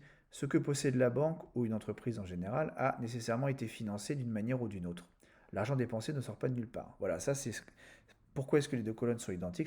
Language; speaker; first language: French; native; French